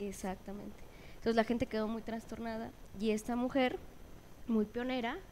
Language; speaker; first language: Spanish; native; Spanish